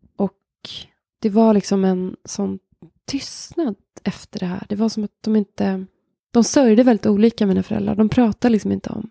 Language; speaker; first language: Swedish; native; Swedish